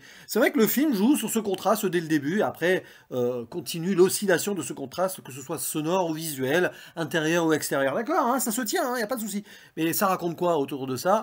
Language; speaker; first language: French; native; French